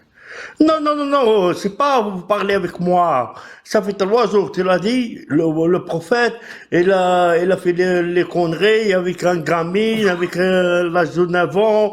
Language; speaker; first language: French; non-native, learner; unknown